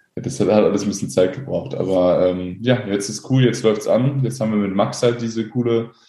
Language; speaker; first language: German; native; German